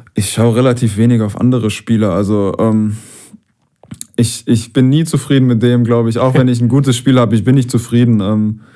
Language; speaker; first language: German; native; German